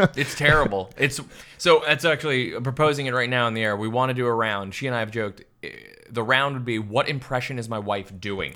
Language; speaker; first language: English; native; English